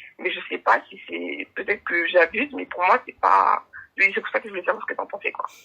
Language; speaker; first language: French; native; French